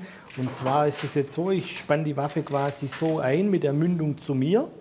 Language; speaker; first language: German; native; German